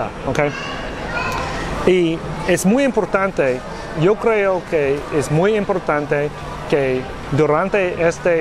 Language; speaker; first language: Spanish; non-native, learner; English